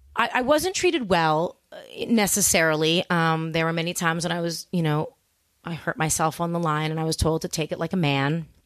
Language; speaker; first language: English; native; English